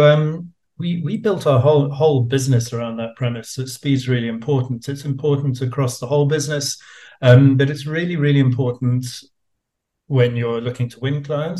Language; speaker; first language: English; native; English